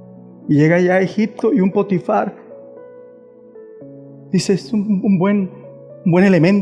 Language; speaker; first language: Spanish; native; Spanish